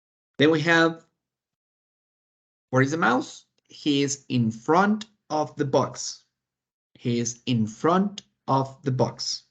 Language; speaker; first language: English; non-native, fluent; Spanish